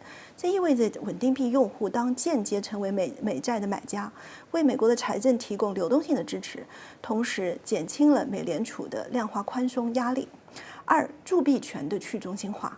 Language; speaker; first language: Chinese; native; Chinese